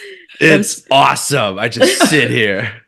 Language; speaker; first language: English; native; English